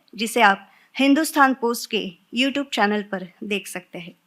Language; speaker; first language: Hindi; non-native, local second language; Marathi